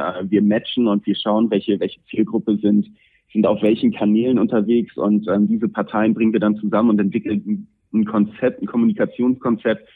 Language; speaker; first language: German; native; German